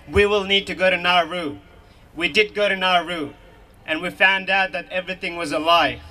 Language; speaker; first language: English; early bilingual, other home language; Hazaragi